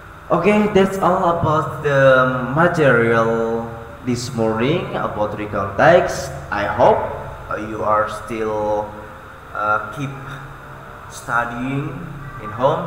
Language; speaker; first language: English; non-native, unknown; Indonesian